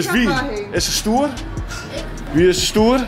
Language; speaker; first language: Dutch; native; Dutch